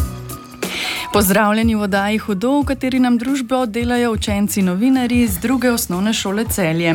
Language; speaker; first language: Slovenian; native; Slovenian